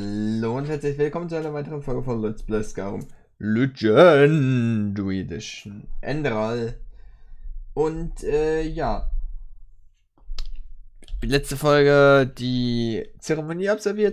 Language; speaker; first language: German; native; German